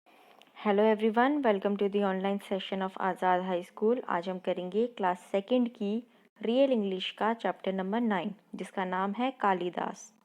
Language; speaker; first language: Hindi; non-native, local second language; Punjabi